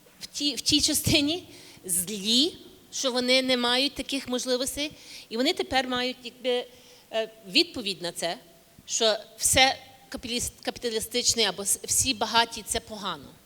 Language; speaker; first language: Ukrainian; early bilingual, heritage; English